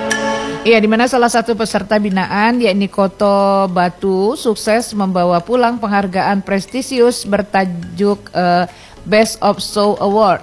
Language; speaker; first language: Indonesian; native; Indonesian